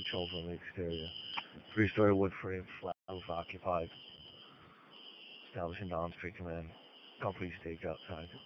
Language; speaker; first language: English; native; English